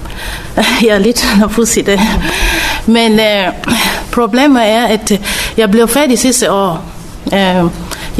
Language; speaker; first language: Danish; non-native, fluent; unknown